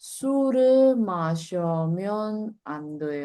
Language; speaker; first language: Korean; non-native, learner; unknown